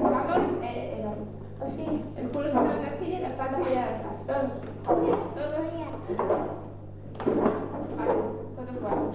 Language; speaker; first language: Spanish; native; Spanish